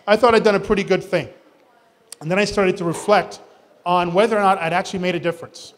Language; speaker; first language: English; native; English